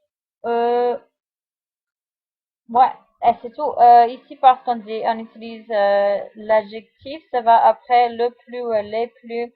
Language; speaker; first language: French; non-native, fluent; English